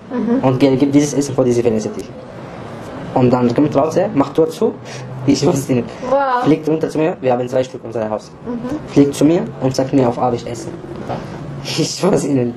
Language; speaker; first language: German; non-native, learner; Arabic